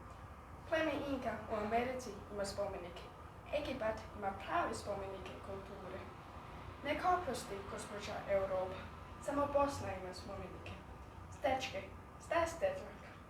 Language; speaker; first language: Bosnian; early bilingual, heritage; Bosnian